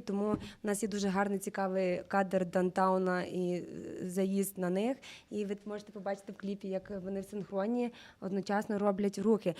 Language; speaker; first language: Ukrainian; native; Ukrainian